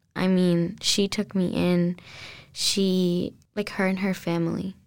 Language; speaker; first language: English; non-native, fluent; Spanish